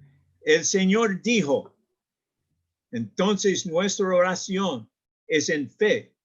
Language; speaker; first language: Spanish; non-native, learner; English